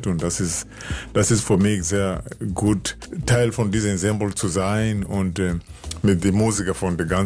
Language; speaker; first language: German; non-native, learner; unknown